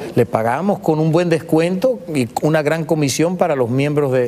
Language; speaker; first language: Spanish; early bilingual, heritage; Spanish